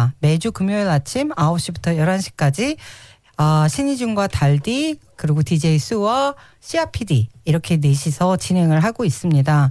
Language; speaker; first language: Korean; native; Korean